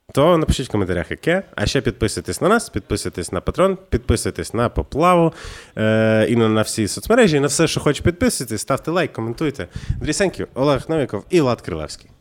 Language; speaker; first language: Ukrainian; native; Ukrainian